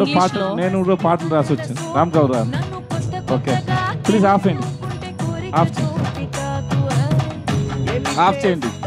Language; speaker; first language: Telugu; non-native, learner; Tamil